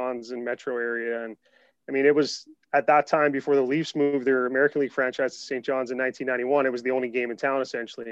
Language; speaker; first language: English; native; English